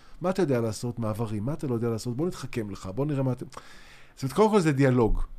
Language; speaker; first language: Hebrew; native; Hebrew